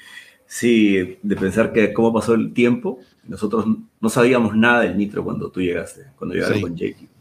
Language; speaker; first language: Spanish; native; Spanish